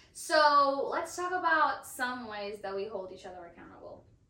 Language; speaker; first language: English; non-native, fluent; Spanish